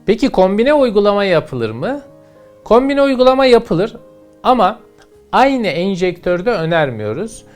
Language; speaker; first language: Turkish; native; Turkish